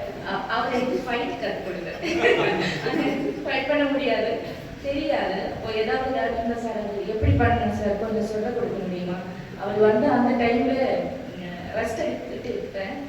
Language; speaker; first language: Tamil; non-native, learner; Malayalam